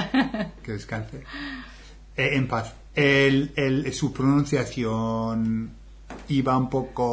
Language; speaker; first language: Spanish; non-native, fluent; English